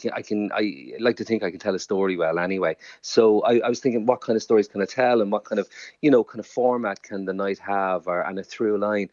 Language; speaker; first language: English; native; English